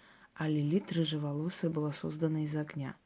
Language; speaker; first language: Russian; native; Russian